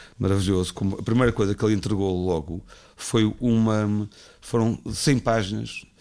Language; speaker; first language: Portuguese; native; Portuguese